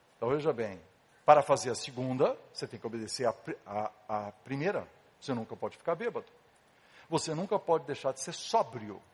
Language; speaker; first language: Portuguese; native; Portuguese